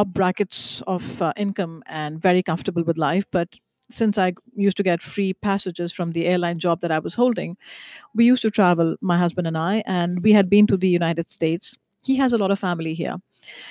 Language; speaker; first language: English; non-native, local second language; Hindi